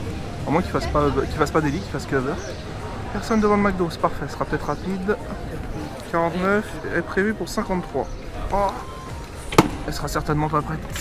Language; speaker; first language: French; native; French